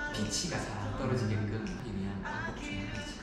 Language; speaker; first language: Korean; native; Korean